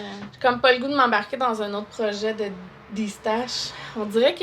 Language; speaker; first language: French; native; French